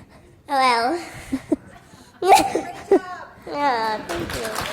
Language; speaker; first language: English; early bilingual, other home language; Portuguese